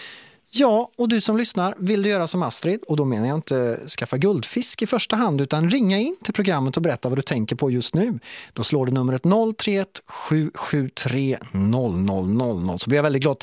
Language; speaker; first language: Swedish; native; Swedish